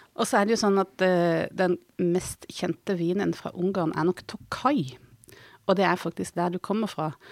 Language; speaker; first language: Norwegian; native; Norwegian